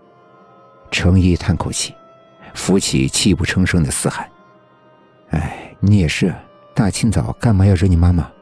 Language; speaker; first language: Chinese; native; Chinese